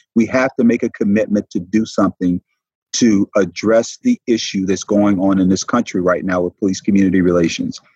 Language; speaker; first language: English; native; English